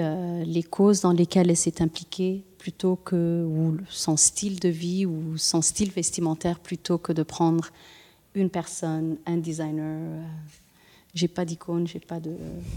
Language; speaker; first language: English; non-native, fluent; Tigrinya